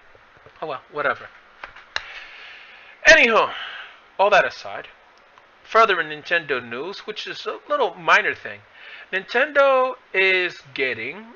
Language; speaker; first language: English; native; English